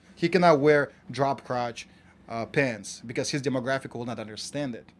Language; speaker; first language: English; non-native, fluent; Kazakh